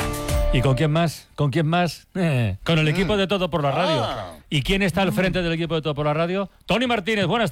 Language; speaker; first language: Spanish; native; Spanish